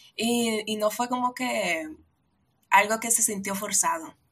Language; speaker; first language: Spanish; native; Spanish